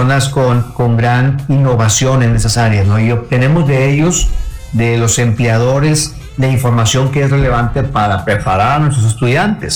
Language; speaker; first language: Spanish; native; Spanish